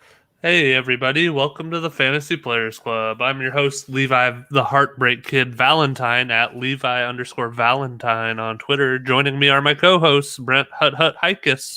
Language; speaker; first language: English; native; English